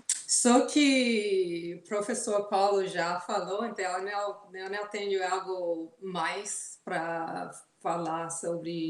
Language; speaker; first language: Portuguese; non-native, fluent; English